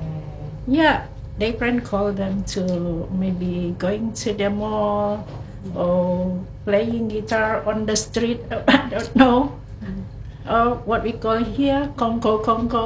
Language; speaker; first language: English; non-native, fluent; Indonesian